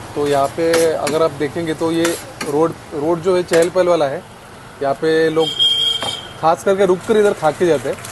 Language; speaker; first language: Hindi; non-native, local second language; Marathi